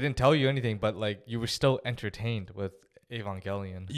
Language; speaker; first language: English; native; English